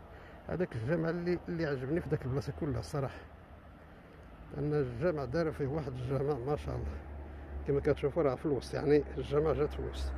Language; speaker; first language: Arabic; native; Arabic